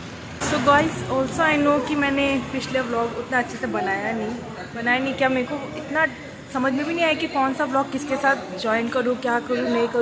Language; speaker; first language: Hindi; native; Hindi